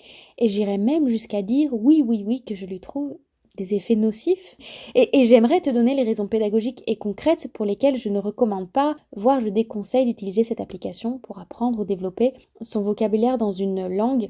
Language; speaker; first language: French; native; French